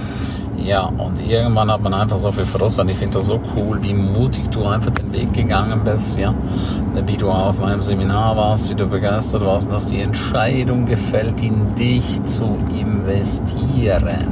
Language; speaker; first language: German; native; German